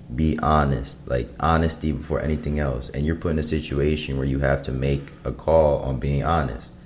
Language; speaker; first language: English; native; English